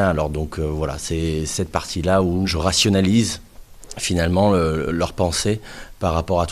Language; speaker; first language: French; native; French